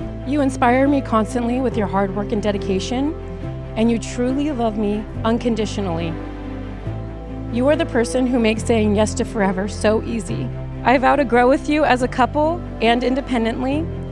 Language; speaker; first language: English; native; English